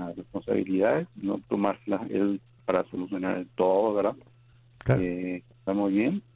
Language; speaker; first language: Spanish; native; Spanish